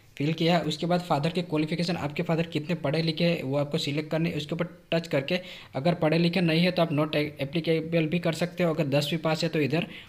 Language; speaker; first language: Hindi; non-native, local second language; Gujarati